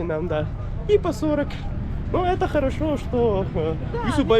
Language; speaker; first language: Russian; non-native, learner; Kyrgyz